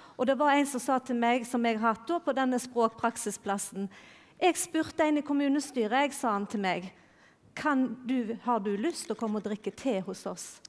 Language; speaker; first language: Norwegian; native; Norwegian